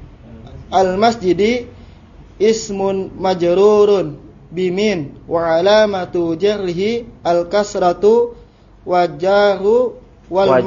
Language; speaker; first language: Arabic; non-native, learner; Indonesian